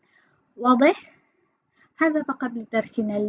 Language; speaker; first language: Arabic; non-native, fluent; Malay